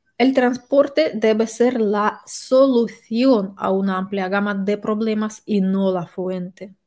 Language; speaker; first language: Spanish; non-native, fluent; Russian